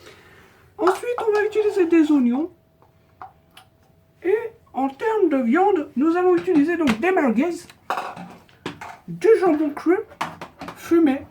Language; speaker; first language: French; native; French